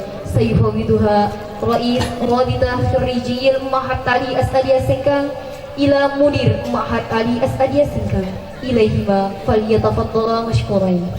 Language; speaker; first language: Arabic; non-native, fluent; Indonesian